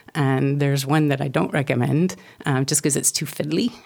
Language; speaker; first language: English; native; English